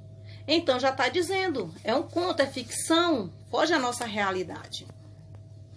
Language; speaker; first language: Portuguese; native; Portuguese